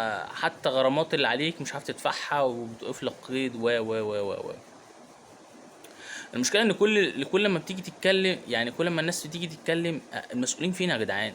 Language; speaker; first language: Arabic; native; Arabic